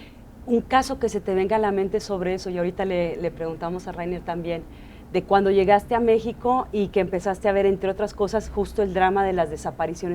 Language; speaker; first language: Spanish; native; Spanish